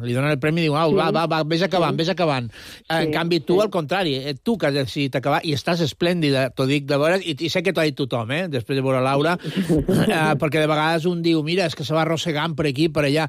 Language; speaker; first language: Catalan; native; Catalan